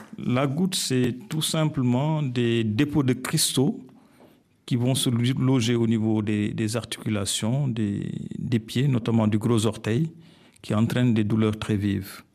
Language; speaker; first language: French; non-native, local second language; Wolof